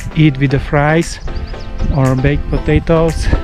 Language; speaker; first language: English; non-native, fluent; Slovak